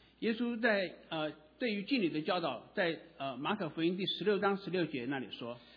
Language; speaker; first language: Chinese; native; Chinese